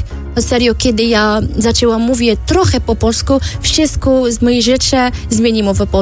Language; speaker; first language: Polish; non-native, learner; Arabic